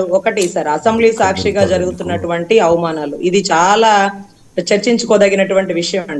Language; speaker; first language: Telugu; native; Telugu